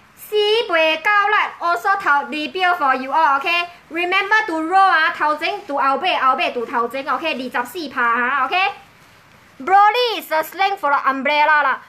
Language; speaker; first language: English; non-native, local second language; Min Nan Chinese